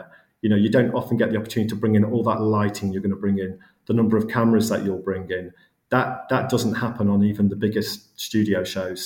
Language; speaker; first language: English; native; English